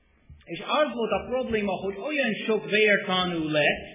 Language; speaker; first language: Hungarian; non-native, fluent; English